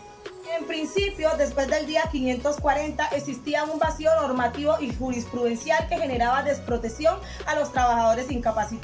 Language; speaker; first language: Spanish; native; Spanish